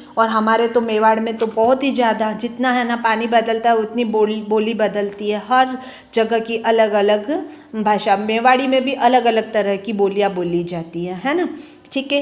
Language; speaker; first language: Hindi; native; Hindi